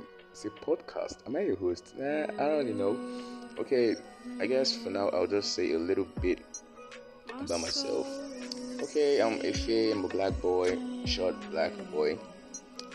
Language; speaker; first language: English; non-native, local second language; Yoruba